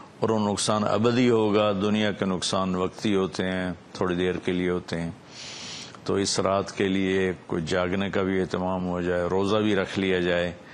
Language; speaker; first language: Urdu; non-native, local second language; Punjabi